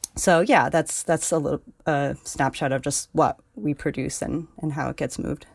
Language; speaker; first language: English; native; English